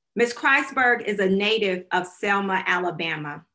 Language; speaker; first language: English; native; English